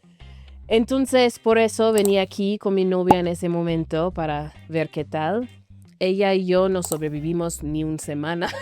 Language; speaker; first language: Spanish; non-native, fluent; English